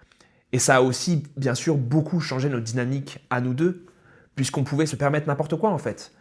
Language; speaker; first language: French; native; French